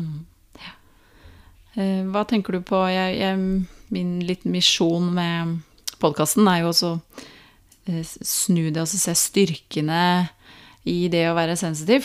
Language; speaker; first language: Norwegian; native; Norwegian